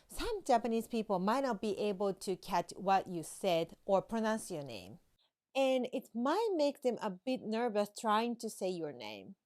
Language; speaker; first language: English; non-native, fluent; Japanese